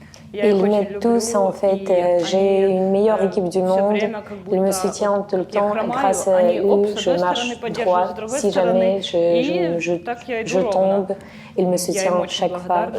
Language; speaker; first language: French; non-native, fluent; Ukrainian